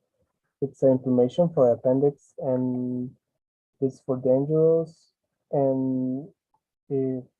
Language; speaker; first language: English; non-native, learner; Spanish